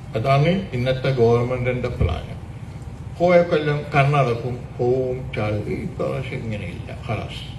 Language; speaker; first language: Malayalam; early bilingual, heritage; Malayalam